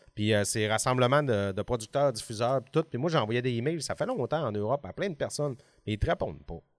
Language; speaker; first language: French; native; French